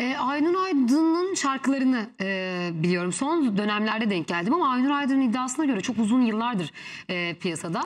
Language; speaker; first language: Turkish; native; Turkish